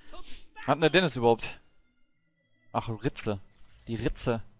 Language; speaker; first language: German; native; German